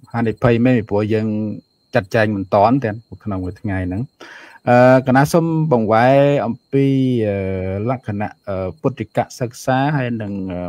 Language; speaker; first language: Khmer; native; Khmer